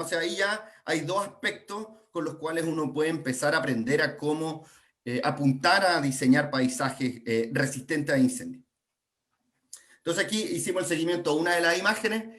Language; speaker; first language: Spanish; native; Spanish